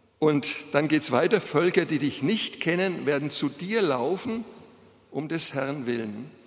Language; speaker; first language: German; native; German